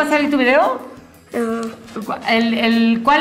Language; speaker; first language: Spanish; native; Spanish